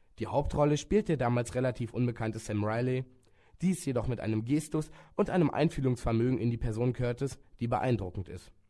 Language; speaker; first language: German; native; German